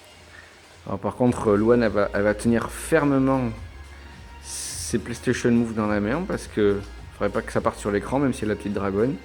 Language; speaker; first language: French; native; French